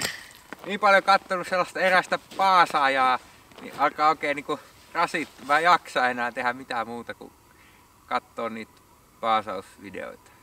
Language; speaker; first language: Finnish; native; Finnish